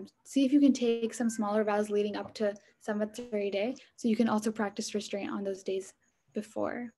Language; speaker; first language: English; early bilingual, other home language; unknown